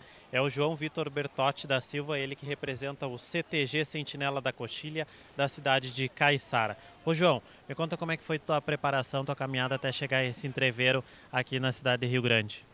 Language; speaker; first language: Portuguese; native; Portuguese